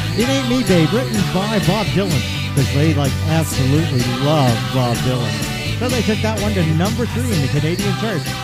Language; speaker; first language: English; native; English